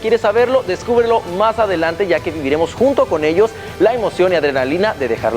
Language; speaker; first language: Spanish; native; Spanish